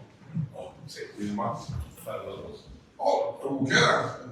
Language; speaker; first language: Spanish; early bilingual, heritage; Spanish